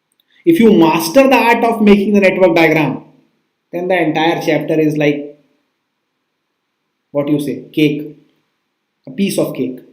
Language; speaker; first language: English; non-native, local second language; Hindi